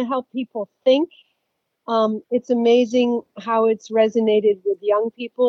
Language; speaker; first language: English; native; English